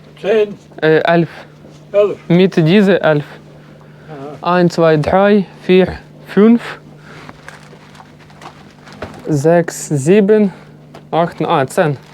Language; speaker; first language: German; non-native, learner; Ukrainian